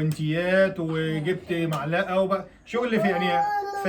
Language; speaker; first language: Arabic; native; Arabic